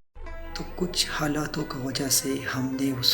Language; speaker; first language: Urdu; non-native, local second language; Pashto